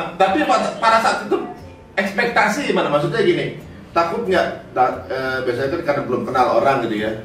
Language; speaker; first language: Indonesian; native; Indonesian